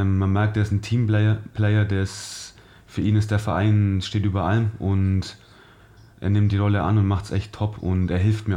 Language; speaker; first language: German; native; German